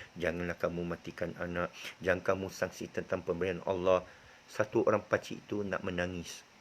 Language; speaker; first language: Malay; non-native, local second language; Chinese